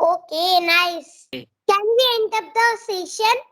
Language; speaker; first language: English; non-native, learner; Marathi